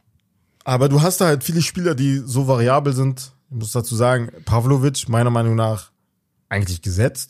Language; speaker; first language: German; native; German